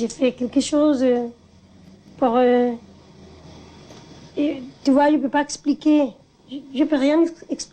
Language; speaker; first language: French; non-native, learner; Spanish